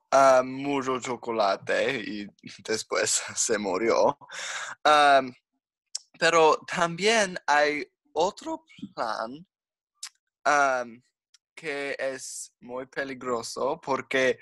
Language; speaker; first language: Spanish; non-native, learner; English